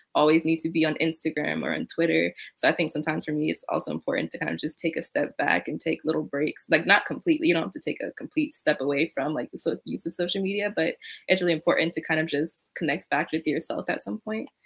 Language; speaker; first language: English; native; English